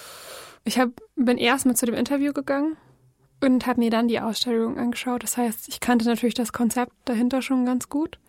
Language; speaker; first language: German; native; German